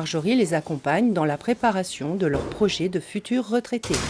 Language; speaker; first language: French; native; French